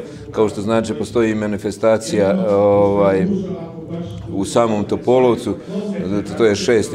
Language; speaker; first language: Serbian; native; Serbian